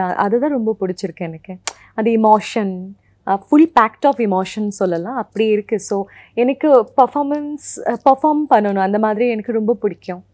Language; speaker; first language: Tamil; non-native, fluent; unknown